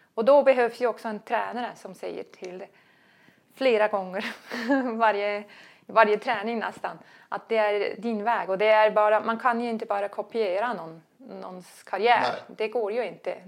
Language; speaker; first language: Swedish; non-native, fluent; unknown